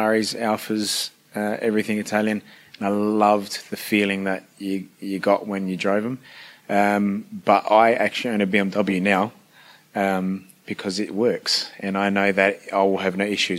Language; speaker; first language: English; early bilingual, other home language; Italian